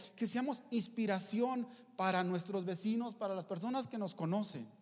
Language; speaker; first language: Spanish; native; Spanish